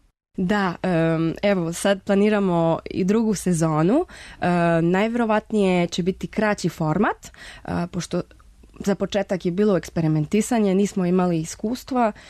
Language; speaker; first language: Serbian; non-native, fluent; Spanish